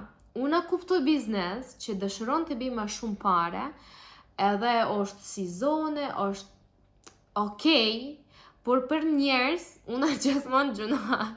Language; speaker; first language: Albanian; non-native, learner; Russian